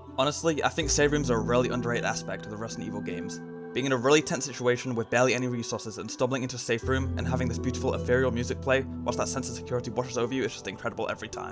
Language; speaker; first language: English; native; English